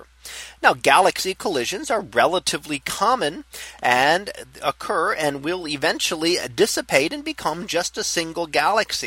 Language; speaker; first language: English; native; English